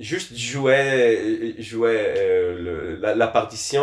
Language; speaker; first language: French; non-native, fluent; Hebrew